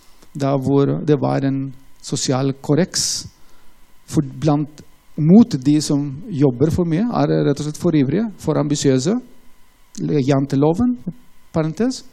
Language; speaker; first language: Norwegian; non-native, fluent; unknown